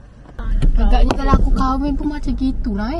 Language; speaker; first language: Malay; native; Malay